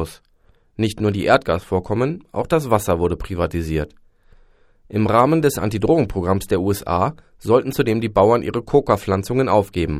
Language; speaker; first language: German; native; German